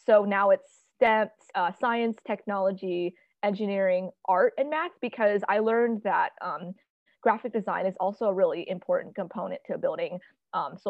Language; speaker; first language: English; native; English